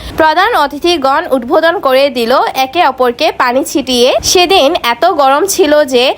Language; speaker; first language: Bangla; non-native, local second language; Marma